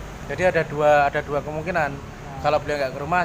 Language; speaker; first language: Indonesian; native; Indonesian